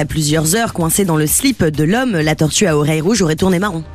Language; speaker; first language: French; native; French